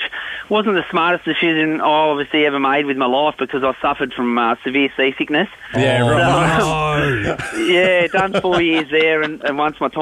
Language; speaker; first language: English; native; English